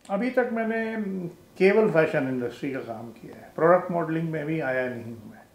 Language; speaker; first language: Hindi; native; Hindi